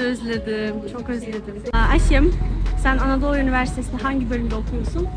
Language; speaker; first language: Turkish; non-native, learner; Kazakh